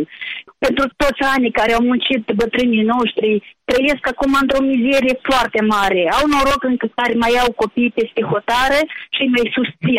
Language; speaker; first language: Romanian; native; Romanian